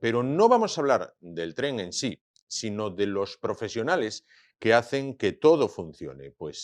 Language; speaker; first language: Spanish; native; Spanish